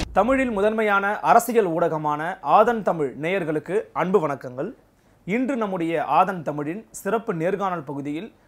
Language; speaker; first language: Tamil; native; Tamil